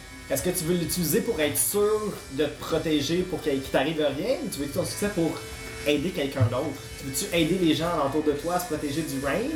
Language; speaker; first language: French; native; French